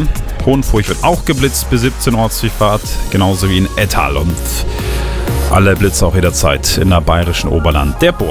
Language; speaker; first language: German; native; German